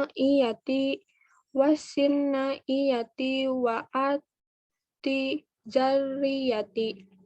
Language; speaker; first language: Arabic; non-native, learner; Indonesian